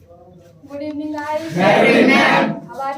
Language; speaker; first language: English; non-native, learner; Hindi